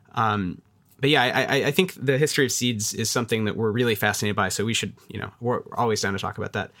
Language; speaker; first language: English; native; English